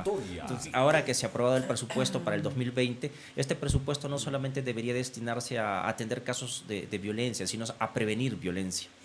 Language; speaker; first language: Spanish; native; Spanish